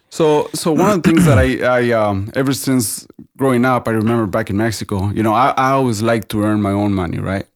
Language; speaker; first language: English; non-native, fluent; Spanish